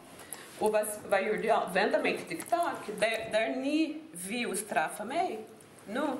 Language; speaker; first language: Swedish; non-native, fluent; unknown